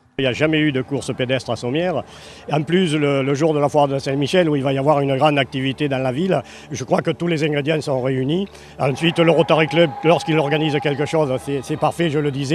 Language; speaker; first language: French; native; French